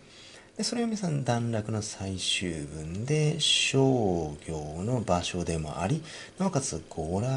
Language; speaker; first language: Japanese; native; Japanese